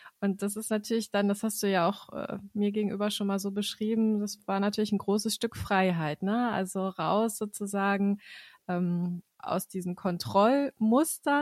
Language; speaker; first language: German; native; German